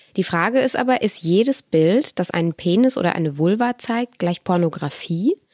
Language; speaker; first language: German; native; German